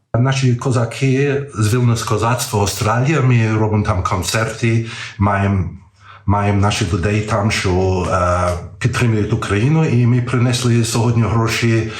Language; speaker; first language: Ukrainian; early bilingual, heritage; Ukrainian